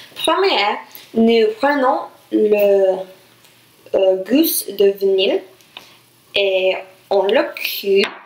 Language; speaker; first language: French; non-native, learner; English